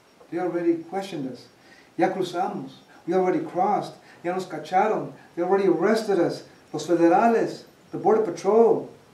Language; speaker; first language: English; early bilingual, other home language; Spanish